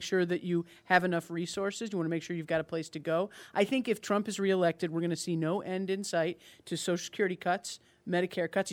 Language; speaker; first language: English; native; English